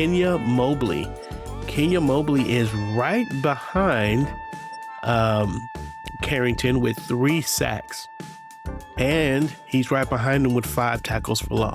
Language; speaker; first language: English; native; English